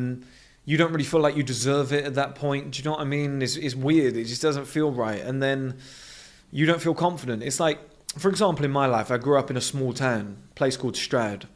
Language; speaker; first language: English; native; English